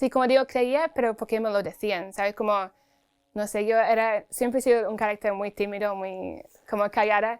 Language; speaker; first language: Spanish; non-native, fluent; English